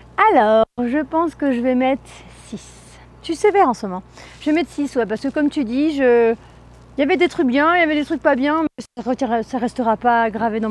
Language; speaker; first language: French; native; French